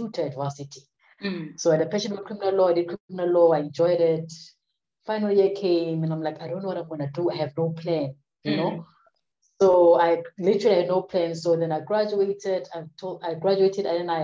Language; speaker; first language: English; non-native, local second language; Southern Sotho